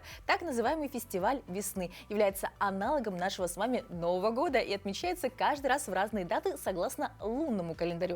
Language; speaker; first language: Russian; native; Russian